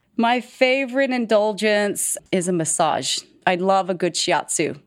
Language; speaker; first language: English; early bilingual, other home language; Korean